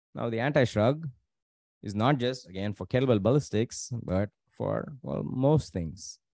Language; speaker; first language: English; non-native, local second language; Tamil